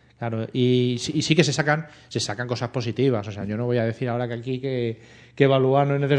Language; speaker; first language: Spanish; native; Spanish